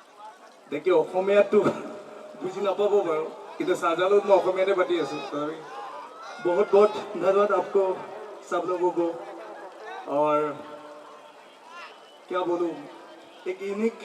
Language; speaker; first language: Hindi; non-native, local second language; Assamese